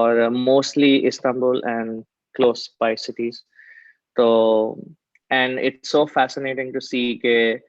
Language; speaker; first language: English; non-native, local second language; Hindi